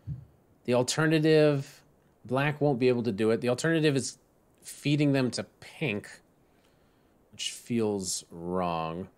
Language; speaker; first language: English; native; English